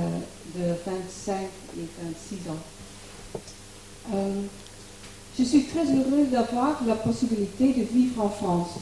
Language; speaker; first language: French; non-native, fluent; Dutch